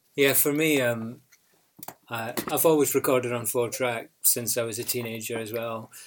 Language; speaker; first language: English; native; English